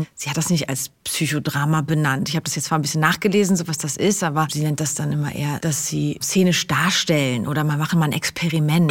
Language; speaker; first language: German; native; German